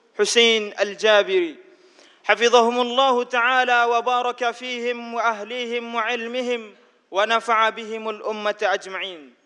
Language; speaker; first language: Arabic; non-native, fluent; Indonesian